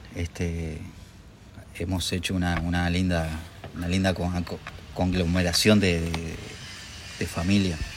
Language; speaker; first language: Spanish; native; Spanish